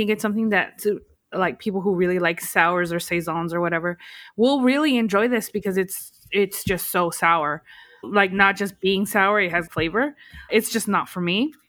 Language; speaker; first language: English; early bilingual, other home language; Spanish